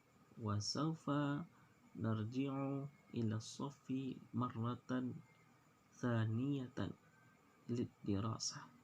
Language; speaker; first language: Arabic; non-native, fluent; Indonesian